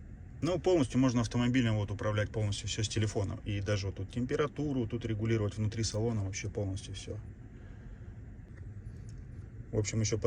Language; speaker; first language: Russian; native; Russian